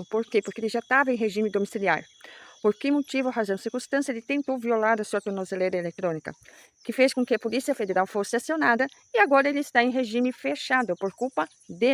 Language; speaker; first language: Portuguese; native; Portuguese